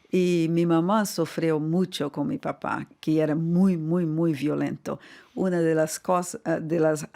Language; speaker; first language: Spanish; non-native, fluent; Portuguese